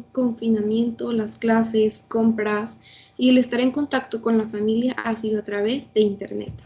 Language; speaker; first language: Spanish; native; Spanish